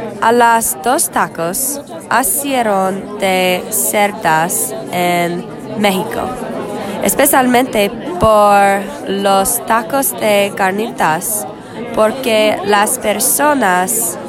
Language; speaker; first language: Spanish; non-native, learner; English